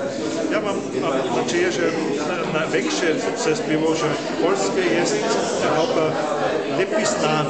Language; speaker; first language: Polish; non-native, learner; German